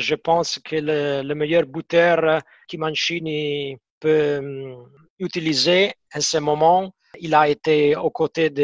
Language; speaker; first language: French; non-native, fluent; Italian